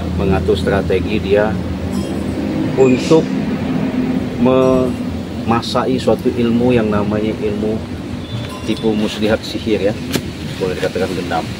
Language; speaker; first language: Indonesian; native; Indonesian